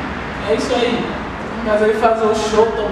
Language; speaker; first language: Portuguese; non-native, learner; Haitian Creole